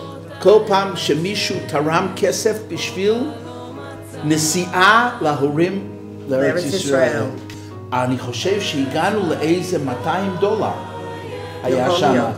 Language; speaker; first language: Hebrew; non-native, fluent; English